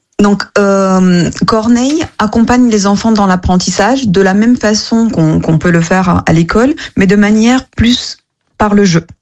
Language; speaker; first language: French; non-native, fluent; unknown